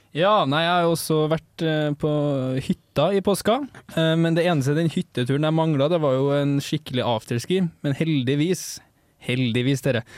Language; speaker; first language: Norwegian; native; Norwegian